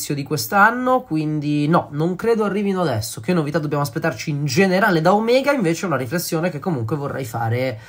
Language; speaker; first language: Italian; native; Italian